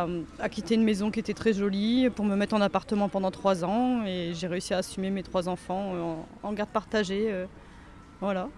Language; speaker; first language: French; native; French